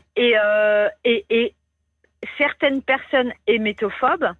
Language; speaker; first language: French; native; French